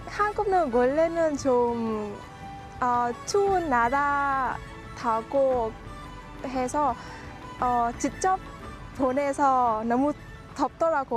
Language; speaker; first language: Korean; non-native, learner; Vietnamese